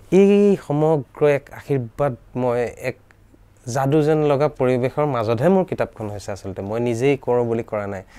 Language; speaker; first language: Assamese; native; Assamese